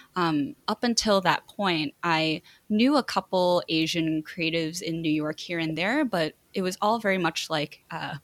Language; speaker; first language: English; native; English